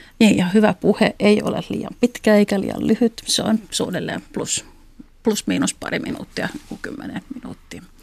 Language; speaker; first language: Finnish; native; Finnish